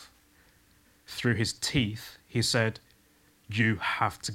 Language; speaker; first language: English; native; English